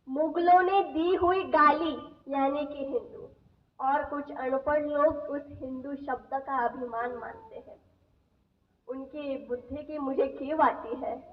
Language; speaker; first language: Hindi; non-native, local second language; Marathi